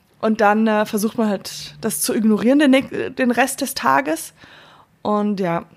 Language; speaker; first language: German; non-native, fluent; English